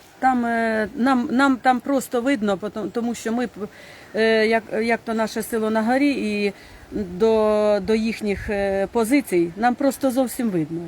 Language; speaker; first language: Ukrainian; native; Ukrainian